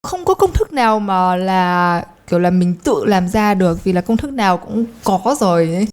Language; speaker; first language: Vietnamese; early bilingual, heritage; Polish